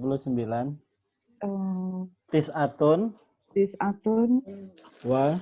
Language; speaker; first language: Arabic; non-native, fluent; Indonesian